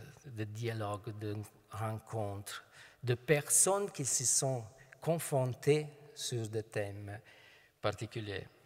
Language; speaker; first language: French; non-native, fluent; Italian